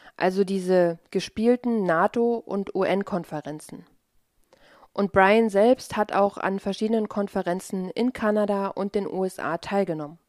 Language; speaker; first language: German; native; German